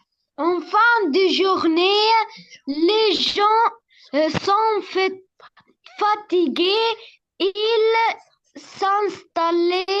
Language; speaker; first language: French; non-native, learner; Arabic